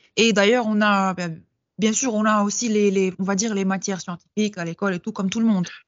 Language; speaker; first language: French; non-native, local second language; Arabic